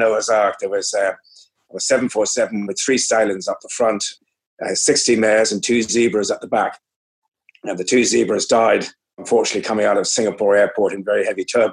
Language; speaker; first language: English; native; English